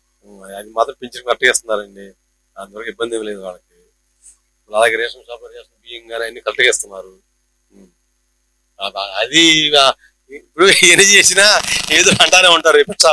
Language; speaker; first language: Telugu; native; Telugu